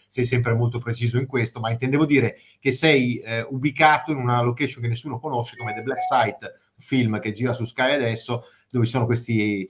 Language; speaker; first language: Italian; native; Italian